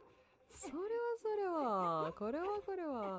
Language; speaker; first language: Japanese; non-native, learner; Russian